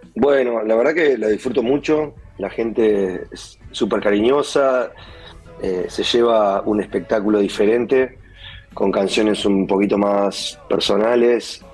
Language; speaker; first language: Spanish; native; Spanish